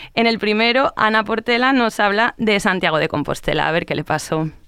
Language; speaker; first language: Spanish; native; Spanish